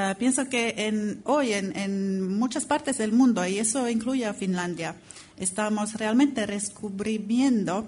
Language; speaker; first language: Spanish; non-native, fluent; Finnish